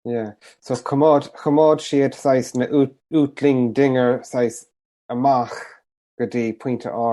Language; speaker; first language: Irish; native; Irish